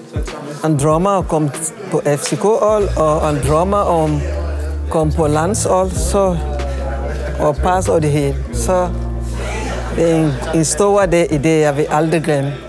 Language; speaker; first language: Danish; non-native, learner; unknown